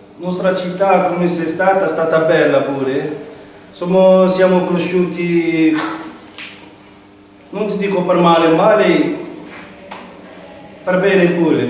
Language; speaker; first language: Italian; non-native, learner; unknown